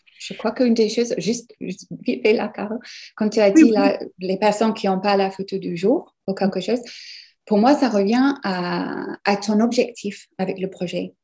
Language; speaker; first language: French; non-native, fluent; English